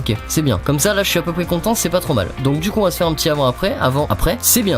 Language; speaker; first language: French; native; French